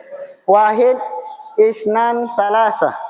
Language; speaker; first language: Arabic; non-native, fluent; Indonesian